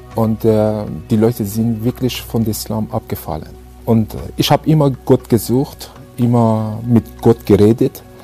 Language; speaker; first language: German; non-native, fluent; Persian